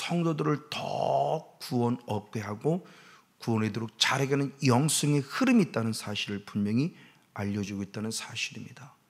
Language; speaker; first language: Korean; native; Korean